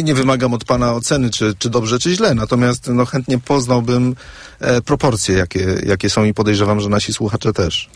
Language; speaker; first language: Polish; native; Polish